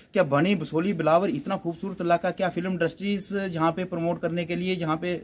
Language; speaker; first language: Hindi; native; Hindi